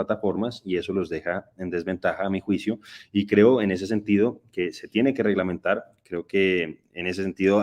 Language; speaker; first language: Spanish; native; Spanish